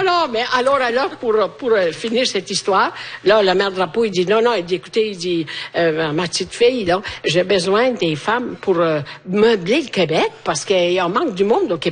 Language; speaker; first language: French; non-native, fluent; Italian